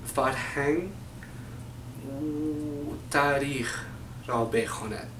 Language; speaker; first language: Persian; non-native, learner; English